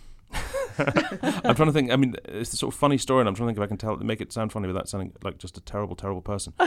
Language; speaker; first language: English; native; English